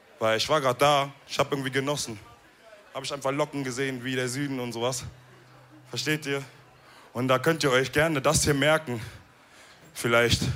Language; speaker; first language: German; early bilingual, other home language; Wolof